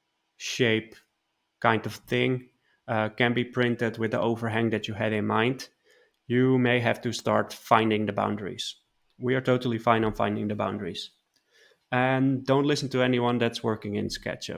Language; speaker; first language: English; non-native, fluent; Dutch